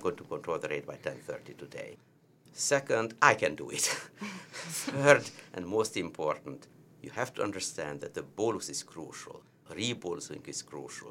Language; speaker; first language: English; non-native, fluent; Hungarian